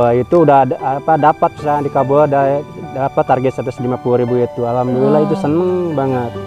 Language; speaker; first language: Indonesian; non-native, local second language; Sundanese